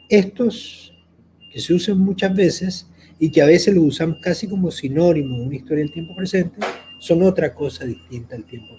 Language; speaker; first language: Spanish; native; Spanish